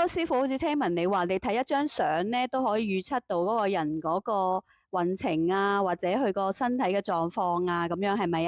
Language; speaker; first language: Cantonese; native; Cantonese